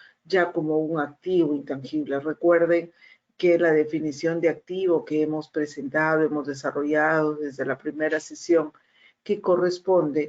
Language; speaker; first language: Spanish; native; Spanish